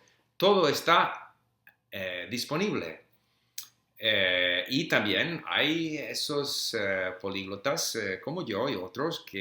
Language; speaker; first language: Spanish; non-native, fluent; English